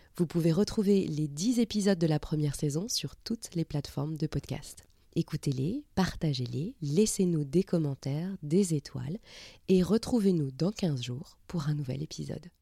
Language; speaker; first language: French; native; French